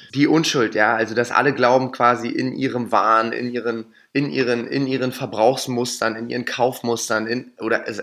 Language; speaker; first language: German; native; German